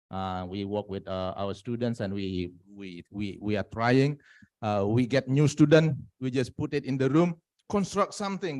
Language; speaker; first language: English; non-native, fluent; Indonesian